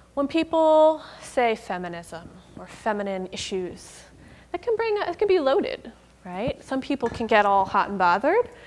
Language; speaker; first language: English; native; English